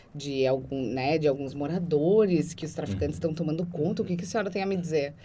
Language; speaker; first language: Portuguese; native; Portuguese